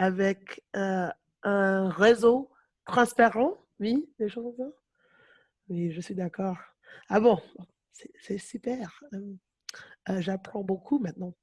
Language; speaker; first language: French; non-native, learner; English